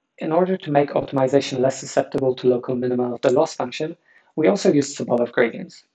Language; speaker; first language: English; non-native, fluent; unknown